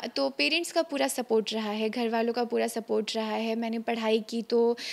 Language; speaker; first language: Hindi; native; Hindi